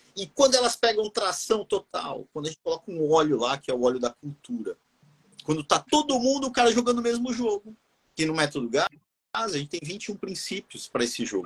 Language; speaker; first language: Portuguese; native; Portuguese